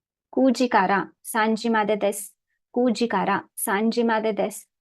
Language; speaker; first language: Japanese; non-native, learner; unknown